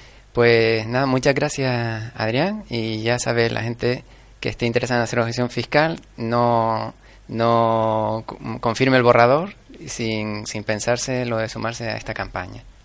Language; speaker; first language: Spanish; native; Spanish